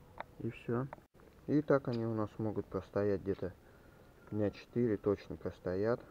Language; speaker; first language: Russian; native; Russian